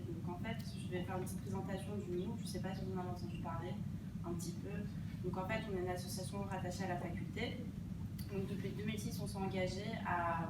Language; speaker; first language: French; native; French